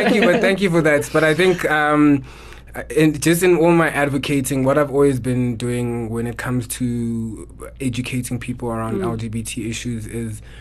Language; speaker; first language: English; non-native, local second language; Xhosa